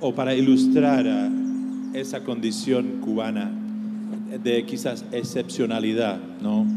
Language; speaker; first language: Spanish; non-native, fluent; English